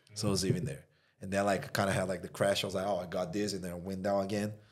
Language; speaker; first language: English; non-native, fluent; Portuguese